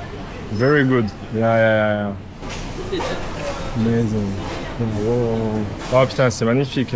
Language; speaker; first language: English; non-native, learner; French